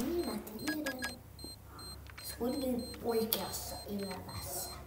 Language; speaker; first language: Finnish; early bilingual, other home language; Russian